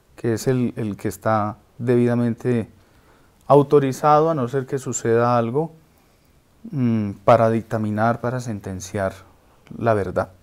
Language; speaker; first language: Spanish; native; Spanish